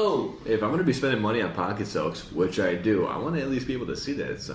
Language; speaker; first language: English; native; English